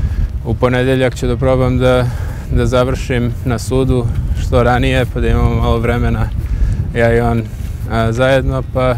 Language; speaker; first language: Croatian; early bilingual, heritage; English